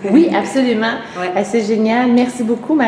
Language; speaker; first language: French; native; French